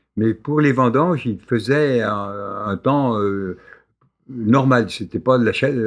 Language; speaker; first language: French; native; French